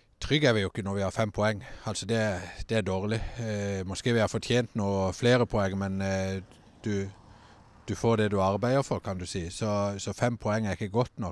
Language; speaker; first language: Norwegian; native; Norwegian